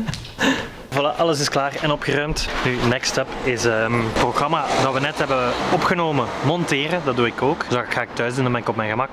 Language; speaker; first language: Dutch; native; Dutch